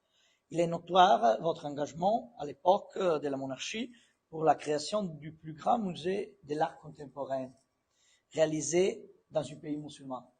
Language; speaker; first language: French; non-native, fluent; Italian